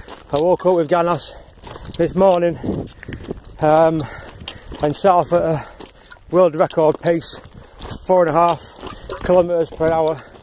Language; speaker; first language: English; native; English